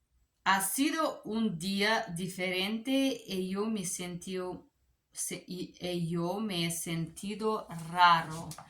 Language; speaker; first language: Spanish; non-native, learner; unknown